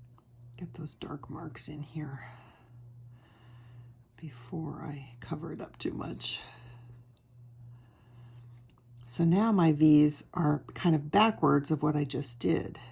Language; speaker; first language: English; native; English